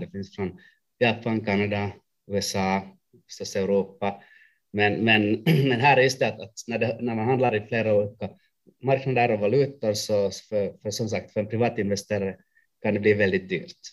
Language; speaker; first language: Swedish; non-native, local second language; Finnish